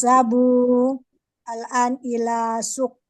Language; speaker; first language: Arabic; non-native, learner; Indonesian